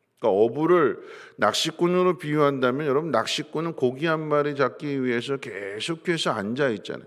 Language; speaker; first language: Korean; native; Korean